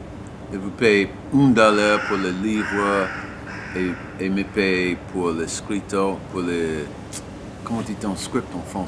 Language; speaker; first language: French; non-native, learner; English